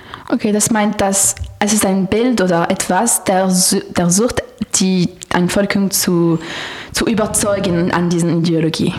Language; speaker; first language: German; non-native, learner; French